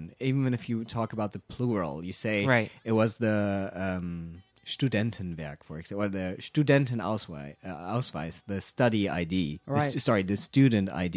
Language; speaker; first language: English; non-native, fluent; German